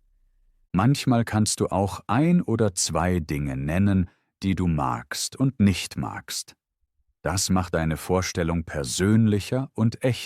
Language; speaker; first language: German; native; German